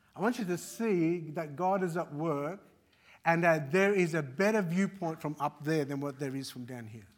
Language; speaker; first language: English; early bilingual, other home language; Arabic